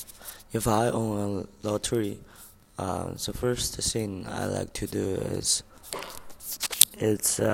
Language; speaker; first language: English; non-native, learner; Chinese